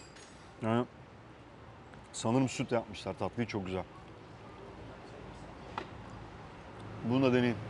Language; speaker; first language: Turkish; native; Turkish